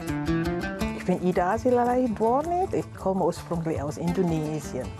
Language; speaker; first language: German; non-native, learner; Indonesian